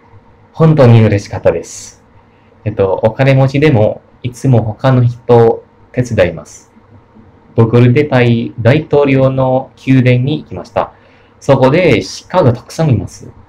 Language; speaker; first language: Japanese; non-native, learner; Indonesian